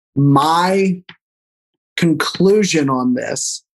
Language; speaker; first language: English; native; English